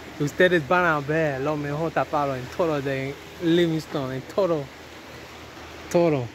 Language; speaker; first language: Spanish; non-native, learner; English